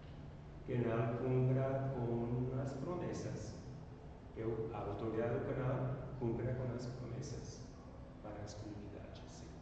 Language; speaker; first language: Portuguese; non-native, learner; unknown